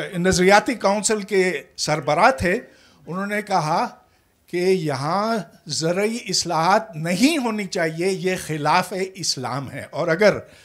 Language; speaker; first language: Urdu; native; Urdu